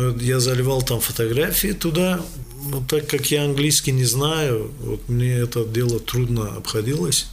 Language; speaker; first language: Russian; non-native, local second language; Tajik